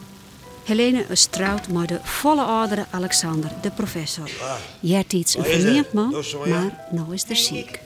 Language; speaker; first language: Dutch; non-native, local second language; Western Frisian